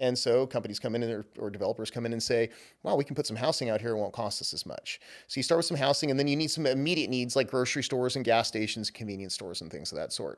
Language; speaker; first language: English; native; English